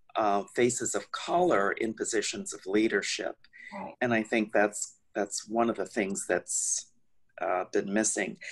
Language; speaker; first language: English; native; English